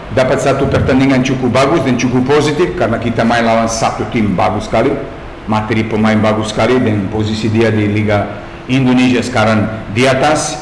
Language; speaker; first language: Indonesian; non-native, fluent; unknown